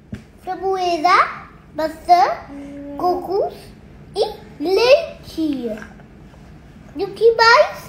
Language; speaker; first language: Portuguese; early bilingual, heritage; Dutch